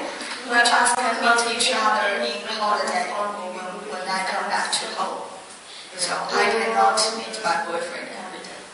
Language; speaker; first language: English; non-native, fluent; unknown